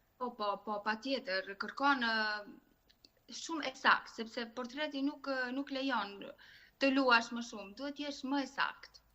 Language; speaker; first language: Albanian; native; Albanian